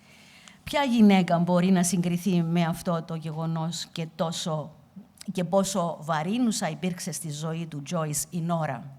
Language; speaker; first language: Greek; native; Greek